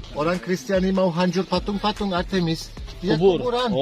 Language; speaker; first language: Indonesian; non-native, fluent; Turkish